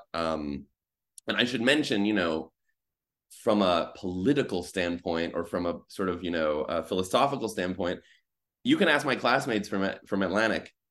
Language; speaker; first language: English; native; English